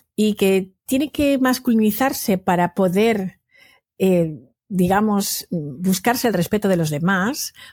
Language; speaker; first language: Spanish; native; Spanish